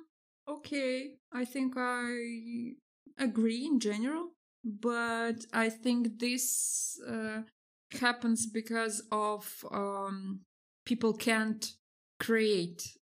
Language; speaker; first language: English; non-native, fluent; Russian